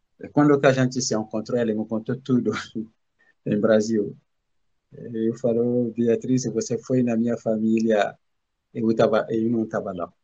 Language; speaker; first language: Portuguese; non-native, learner; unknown